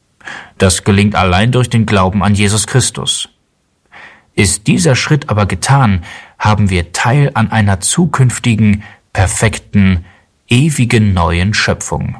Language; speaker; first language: German; native; German